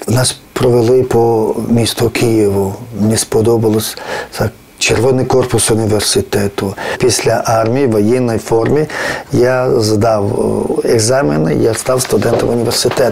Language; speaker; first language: Ukrainian; non-native, fluent; Georgian